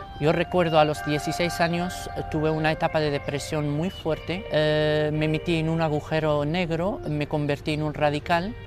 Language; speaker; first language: Spanish; non-native, fluent; Arabic